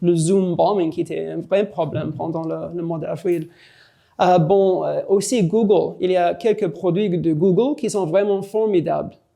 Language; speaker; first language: French; non-native, fluent; English